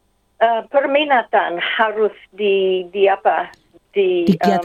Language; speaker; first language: Indonesian; non-native, fluent; English